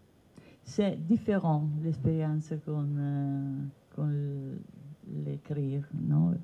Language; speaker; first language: French; non-native, fluent; Italian